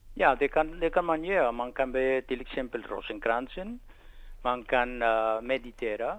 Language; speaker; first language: Swedish; non-native, fluent; Spanish